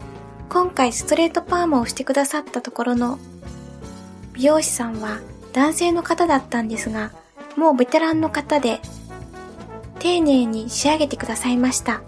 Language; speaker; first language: Japanese; native; Japanese